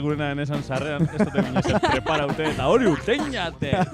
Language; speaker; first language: Basque; native; Basque